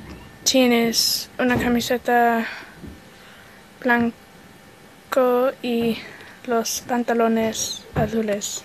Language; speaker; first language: Spanish; non-native, learner; English